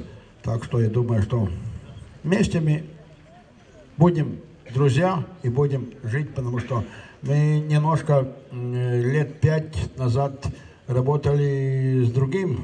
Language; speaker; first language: Russian; non-native, local second language; Latvian